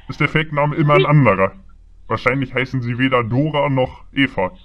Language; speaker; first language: German; native; German